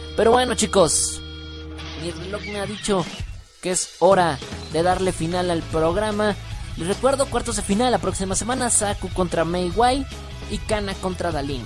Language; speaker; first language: Spanish; native; Spanish